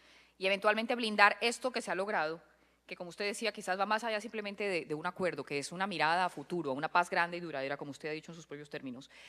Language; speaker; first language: Spanish; native; Spanish